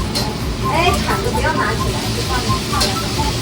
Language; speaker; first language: Chinese; native; Chinese